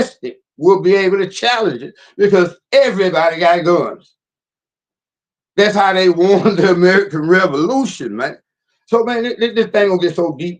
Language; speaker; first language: English; native; English